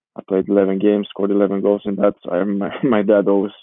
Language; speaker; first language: English; non-native, fluent; Georgian